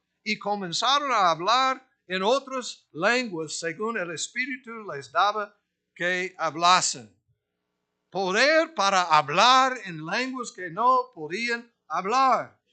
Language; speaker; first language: Spanish; non-native, fluent; English